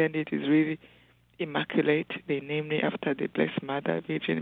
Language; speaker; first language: English; non-native, local second language; Kinyarwanda